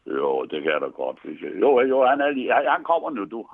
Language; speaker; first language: Danish; native; Danish